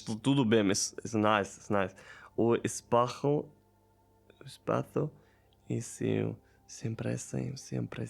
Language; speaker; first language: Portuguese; non-native, learner; Italian